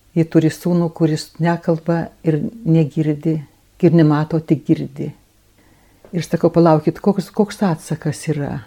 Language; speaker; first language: Lithuanian; native; Lithuanian